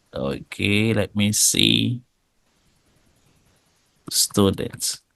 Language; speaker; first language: English; non-native, fluent; Haitian Creole